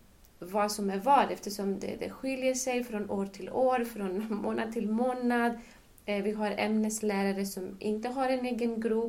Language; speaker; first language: Swedish; non-native, fluent; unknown